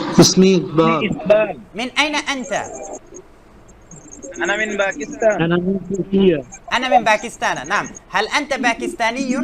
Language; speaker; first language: Arabic; non-native, fluent; Bangla